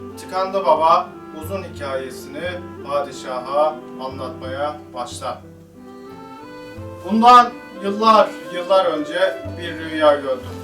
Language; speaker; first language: Turkish; native; Turkish